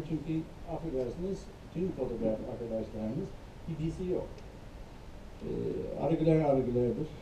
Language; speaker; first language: Turkish; non-native, fluent; English